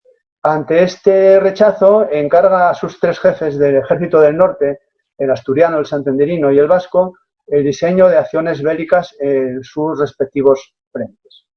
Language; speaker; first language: Spanish; native; Spanish